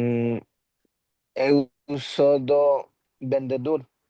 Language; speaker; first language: Portuguese; non-native, learner; Bangla